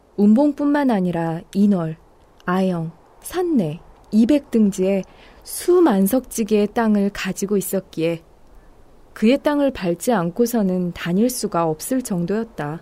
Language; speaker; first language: Korean; native; Korean